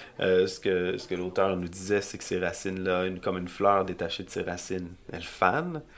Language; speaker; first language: French; native; French